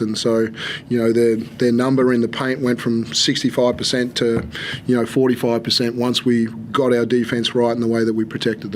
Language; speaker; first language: English; native; English